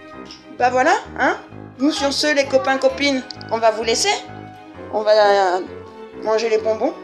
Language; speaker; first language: French; native; French